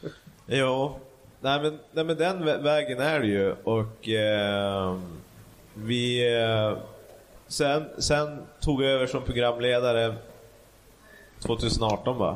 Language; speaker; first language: Swedish; native; Swedish